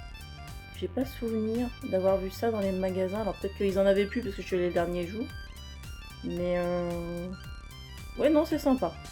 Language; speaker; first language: French; native; French